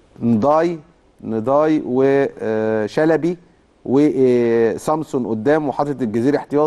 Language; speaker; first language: Arabic; native; Arabic